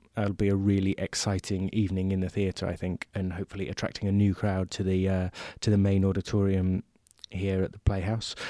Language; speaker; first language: English; native; English